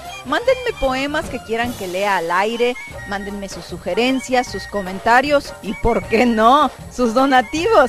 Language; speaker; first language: Spanish; native; Spanish